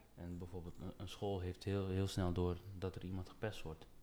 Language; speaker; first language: Dutch; early bilingual, other home language; Papiamento